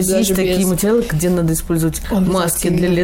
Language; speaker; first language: Russian; native; Russian